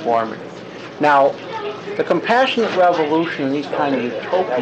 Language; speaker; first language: English; native; English